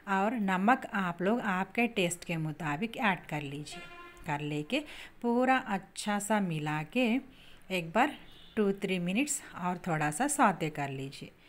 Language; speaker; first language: Hindi; native; Hindi